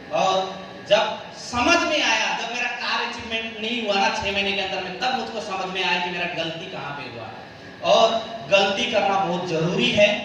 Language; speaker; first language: Hindi; non-native, local second language; Nepali